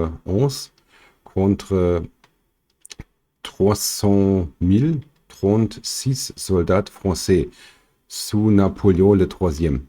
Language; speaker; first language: French; non-native, fluent; German